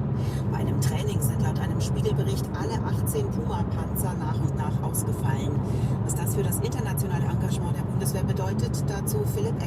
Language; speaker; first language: German; native; German